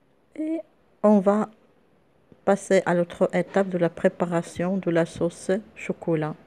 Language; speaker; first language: French; non-native, local second language; Arabic